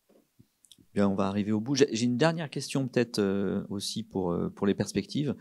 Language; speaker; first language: French; native; French